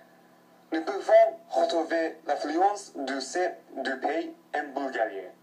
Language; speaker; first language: French; non-native, learner; Japanese